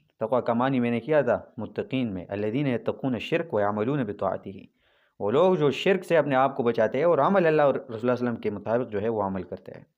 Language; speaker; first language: Urdu; non-native, local second language; Pashto